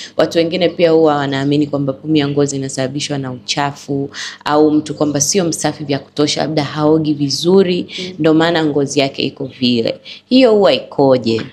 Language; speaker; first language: Swahili; native; Swahili